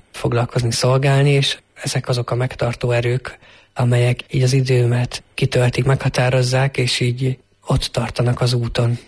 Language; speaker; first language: Hungarian; native; Hungarian